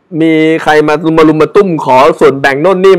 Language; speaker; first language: Thai; native; Thai